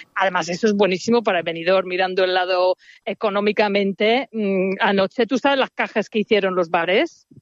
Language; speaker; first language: Spanish; non-native, fluent; English